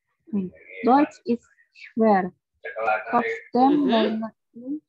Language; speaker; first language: German; non-native, learner; Indonesian